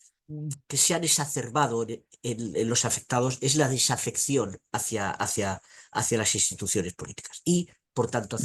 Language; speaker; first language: Spanish; native; Spanish